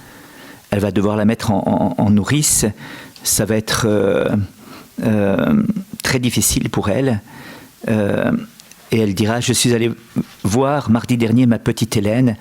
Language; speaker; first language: French; native; French